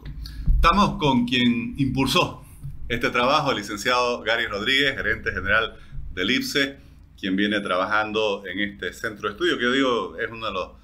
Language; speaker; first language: Spanish; native; Spanish